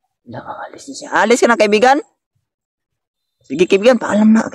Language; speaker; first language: Filipino; non-native, local second language; Cebuano